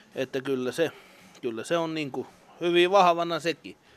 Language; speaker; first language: Finnish; native; Finnish